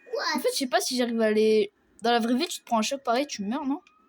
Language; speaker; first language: French; native; French